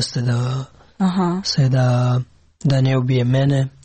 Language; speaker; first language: Serbian; non-native, learner; Pashto